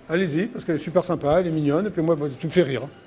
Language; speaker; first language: French; native; French